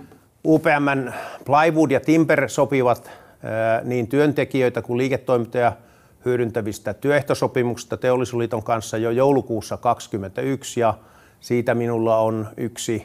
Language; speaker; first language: Finnish; native; Finnish